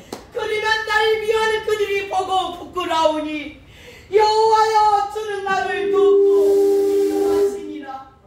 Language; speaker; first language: Korean; native; Korean